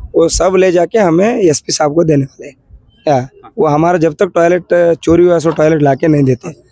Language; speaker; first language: Hindi; non-native, local second language; Kannada